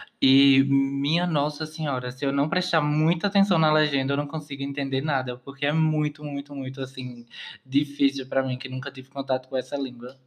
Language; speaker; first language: Portuguese; native; Portuguese